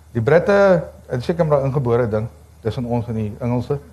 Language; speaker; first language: Afrikaans; native; Afrikaans